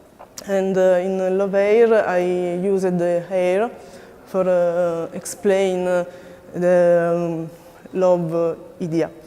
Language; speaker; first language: English; non-native, learner; Italian